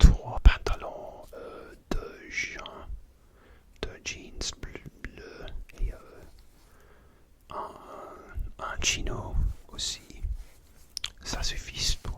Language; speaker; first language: French; non-native, learner; English